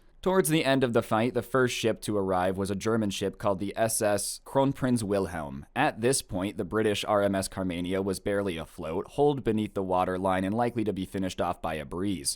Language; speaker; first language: English; native; English